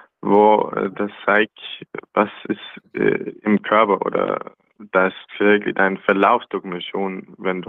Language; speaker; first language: German; non-native, learner; Danish